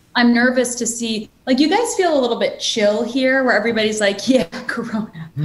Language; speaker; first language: English; native; English